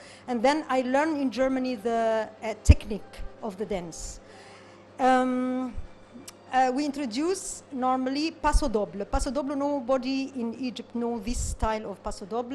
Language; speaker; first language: English; non-native, learner; Arabic